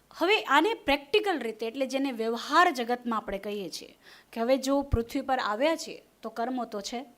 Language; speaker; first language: Gujarati; non-native, local second language; Hindi